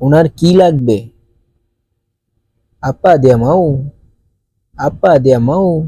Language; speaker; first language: Indonesian; non-native, learner; Bangla